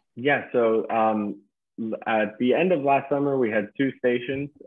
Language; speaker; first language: English; native; English